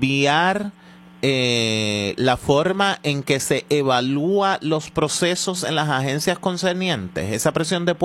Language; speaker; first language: Spanish; native; Spanish